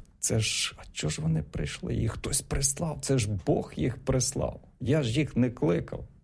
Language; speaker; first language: Ukrainian; native; Ukrainian